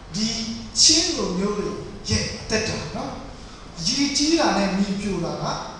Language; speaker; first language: Burmese; non-native, local second language; Tedim Chin